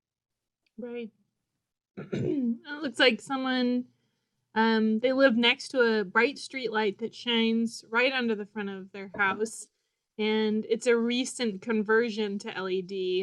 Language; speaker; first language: English; native; English